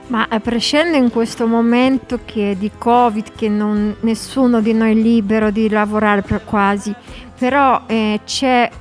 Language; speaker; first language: Italian; non-native, fluent; Polish